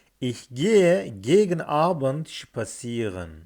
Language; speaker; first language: German; non-native, fluent; Turkish